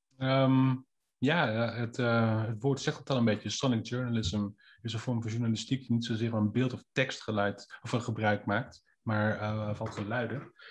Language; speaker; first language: Dutch; native; Dutch